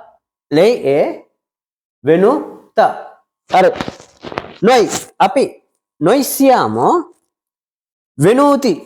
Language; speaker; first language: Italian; non-native, fluent; Sinhala